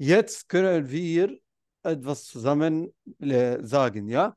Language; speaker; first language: German; non-native, fluent; Arabic